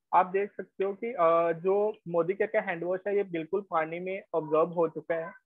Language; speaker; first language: Hindi; native; Hindi